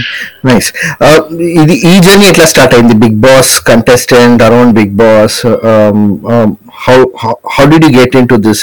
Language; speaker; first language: Telugu; native; Telugu